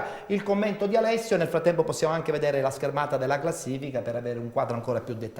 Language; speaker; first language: Italian; native; Italian